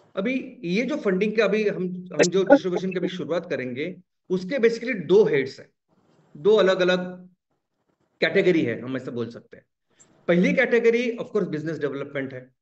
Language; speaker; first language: Hindi; non-native, local second language; Marathi